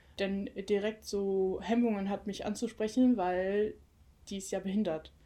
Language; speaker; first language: German; native; German